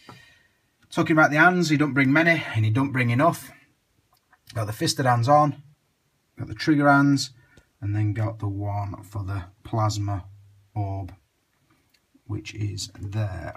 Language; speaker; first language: English; native; English